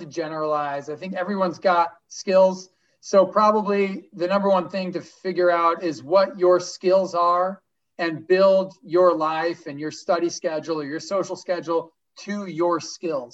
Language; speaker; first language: English; native; English